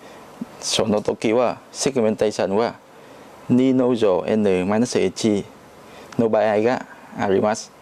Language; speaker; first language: Japanese; non-native, learner; Chinese